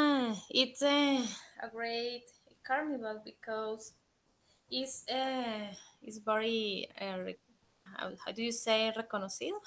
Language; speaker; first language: English; non-native, learner; Spanish